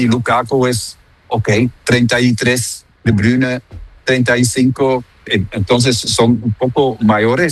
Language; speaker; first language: Spanish; non-native, learner; Dutch